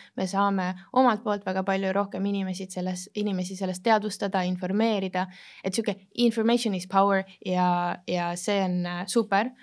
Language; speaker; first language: Estonian; native; Estonian